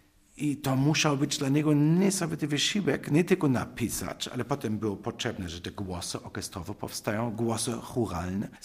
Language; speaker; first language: Polish; non-native, fluent; German